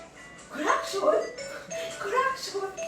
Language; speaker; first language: Japanese; non-native, learner; Filipino